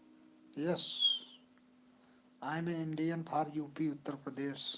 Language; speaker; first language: English; non-native, learner; Hindi